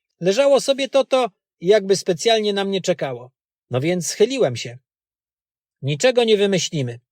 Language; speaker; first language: Polish; native; Polish